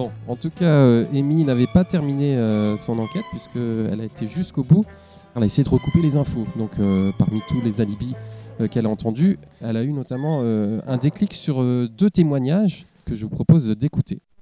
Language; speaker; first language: French; native; French